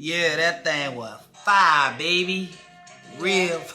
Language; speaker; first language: English; native; English